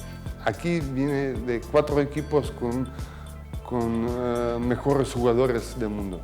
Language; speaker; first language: Spanish; non-native, fluent; Croatian